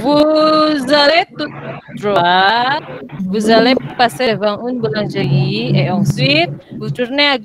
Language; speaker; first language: French; non-native, learner; Indonesian